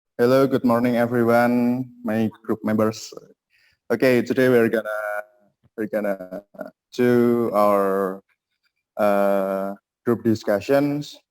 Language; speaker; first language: English; non-native, learner; Indonesian